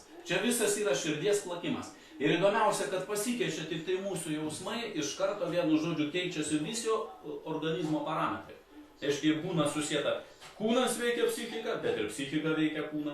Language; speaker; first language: Lithuanian; native; Lithuanian